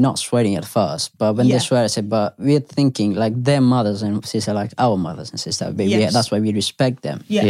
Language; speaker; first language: English; non-native, fluent; Pashto